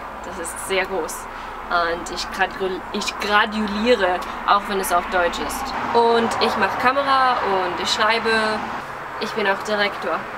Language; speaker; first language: German; early bilingual, heritage; English